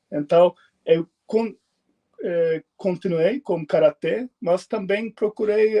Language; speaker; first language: Portuguese; non-native, fluent; Swedish